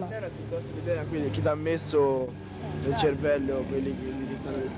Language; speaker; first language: Italian; native; Italian